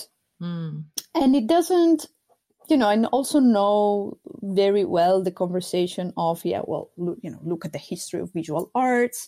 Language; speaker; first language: English; non-native, fluent; Sardinian